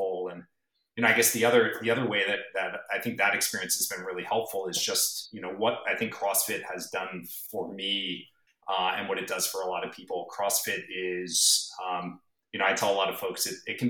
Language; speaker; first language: English; native; English